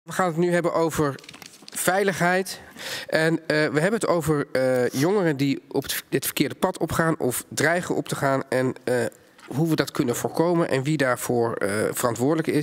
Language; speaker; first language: Dutch; native; Dutch